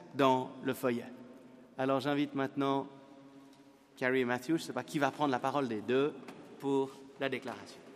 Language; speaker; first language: French; native; French